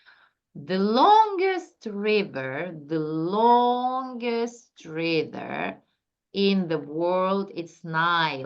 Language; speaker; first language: English; non-native, fluent; Turkish